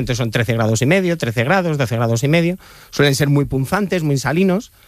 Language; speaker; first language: Spanish; native; Spanish